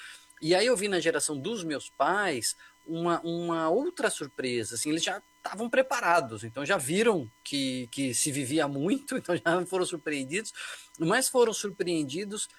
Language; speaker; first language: Portuguese; native; Portuguese